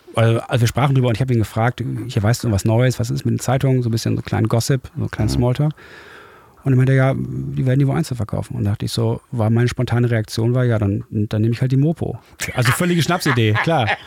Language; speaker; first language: German; native; German